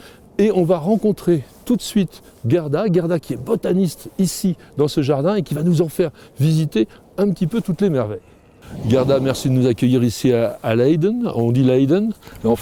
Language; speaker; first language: French; native; French